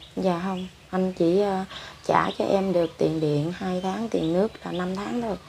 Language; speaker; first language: Vietnamese; non-native, local second language; Khmer